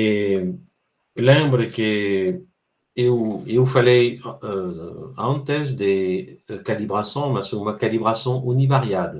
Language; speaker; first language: Portuguese; non-native, fluent; French